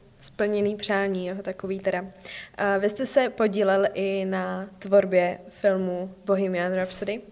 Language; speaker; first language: Czech; non-native, learner; English